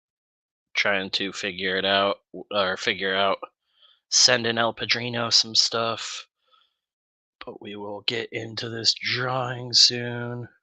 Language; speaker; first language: English; native; English